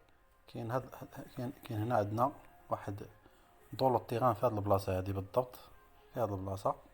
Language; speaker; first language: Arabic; native; Arabic